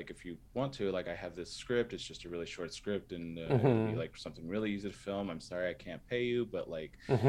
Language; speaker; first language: English; native; English